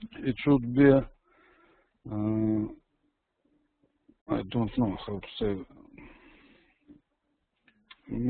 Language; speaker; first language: English; non-native, learner; Russian